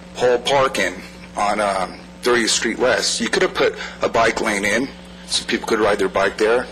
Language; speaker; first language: English; native; English